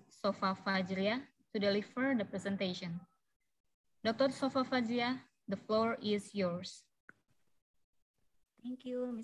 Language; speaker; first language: English; non-native, fluent; Indonesian